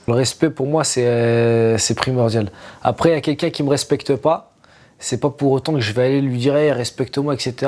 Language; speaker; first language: French; early bilingual, other home language; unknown